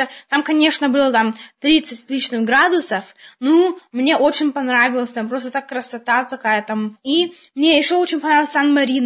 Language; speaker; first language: Russian; early bilingual, heritage; Russian